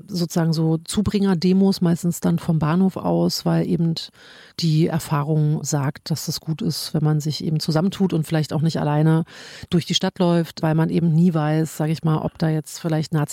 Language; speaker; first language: German; native; German